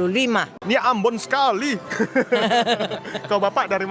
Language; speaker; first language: Indonesian; native; Indonesian